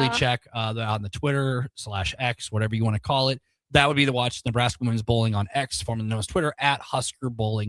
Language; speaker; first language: English; native; English